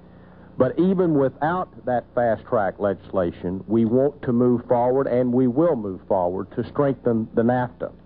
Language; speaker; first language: English; native; English